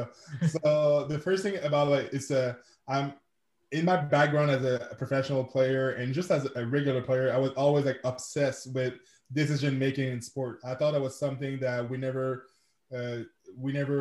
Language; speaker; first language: English; non-native, fluent; French